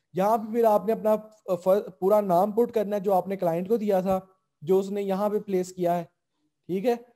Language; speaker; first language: Urdu; non-native, local second language; Punjabi